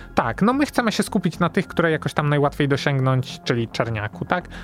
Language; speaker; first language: Polish; native; Polish